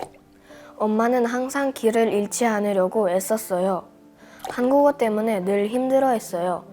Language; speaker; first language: Korean; early bilingual, other home language; Russian